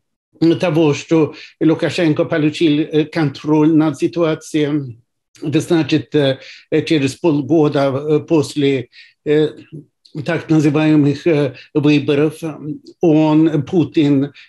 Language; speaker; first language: Russian; non-native, fluent; Swedish